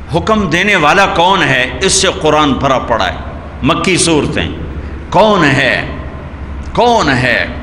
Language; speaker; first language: Urdu; non-native, local second language; Punjabi